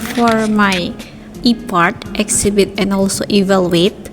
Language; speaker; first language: English; non-native, learner; Indonesian